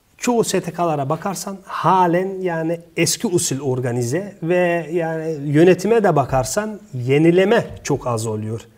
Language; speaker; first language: Turkish; early bilingual, heritage; Turkish